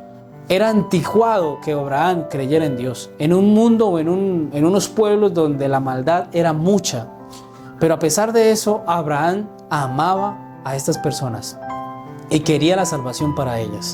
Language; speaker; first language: Spanish; native; Spanish